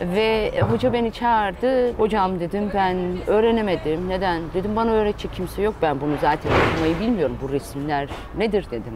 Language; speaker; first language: Turkish; early bilingual, heritage; Turkish